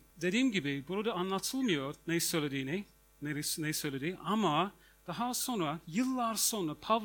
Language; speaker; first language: Turkish; non-native, fluent; English